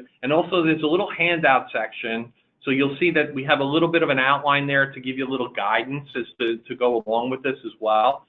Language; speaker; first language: English; native; English